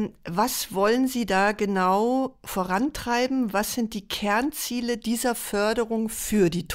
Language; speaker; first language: German; native; German